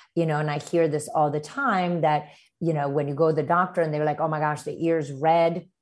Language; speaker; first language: English; early bilingual, other home language; Romanian